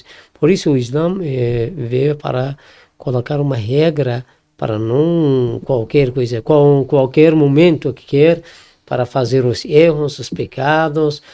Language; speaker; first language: Portuguese; non-native, learner; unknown